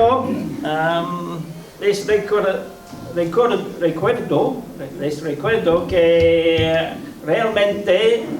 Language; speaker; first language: Spanish; non-native, fluent; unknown